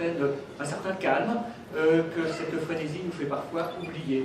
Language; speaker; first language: French; native; French